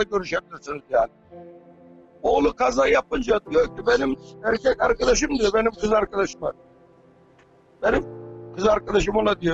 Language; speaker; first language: Turkish; native; Turkish